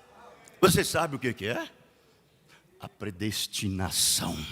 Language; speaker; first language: Portuguese; native; Portuguese